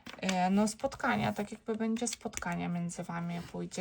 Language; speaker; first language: Polish; non-native, learner; Ukrainian